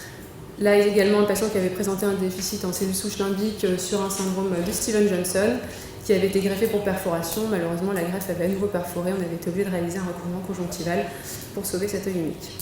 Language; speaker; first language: French; native; French